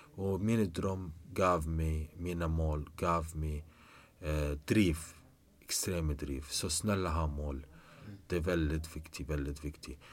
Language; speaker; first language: Swedish; non-native, fluent; Arabic